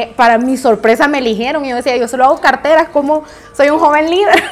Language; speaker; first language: Spanish; native; Spanish